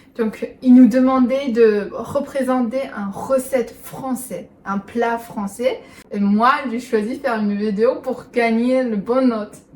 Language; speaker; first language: French; non-native, fluent; Chinese